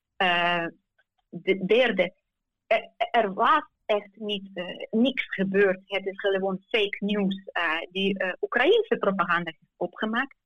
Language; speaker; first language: Dutch; non-native, fluent; Ukrainian